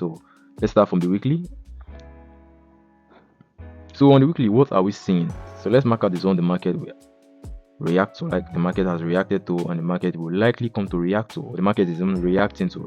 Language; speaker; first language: English; native; English